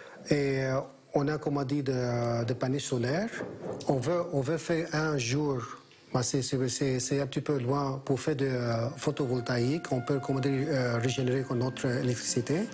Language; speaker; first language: French; non-native, fluent; Greek